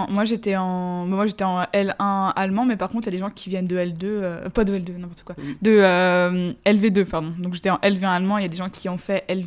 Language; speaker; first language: French; native; French